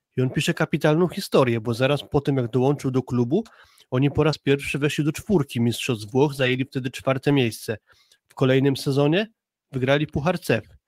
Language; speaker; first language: Polish; native; Polish